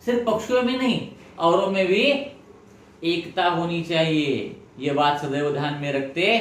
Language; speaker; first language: Hindi; non-native, local second language; Marathi